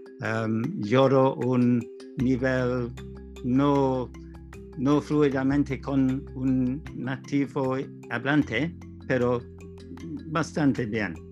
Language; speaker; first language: Spanish; non-native, learner; English